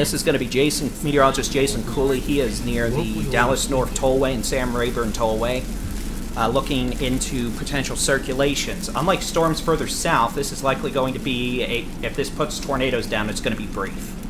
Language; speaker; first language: English; native; English